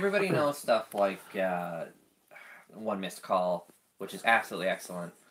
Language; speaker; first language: English; native; English